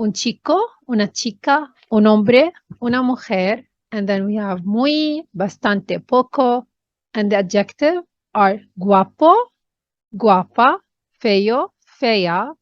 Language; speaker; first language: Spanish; non-native, fluent; English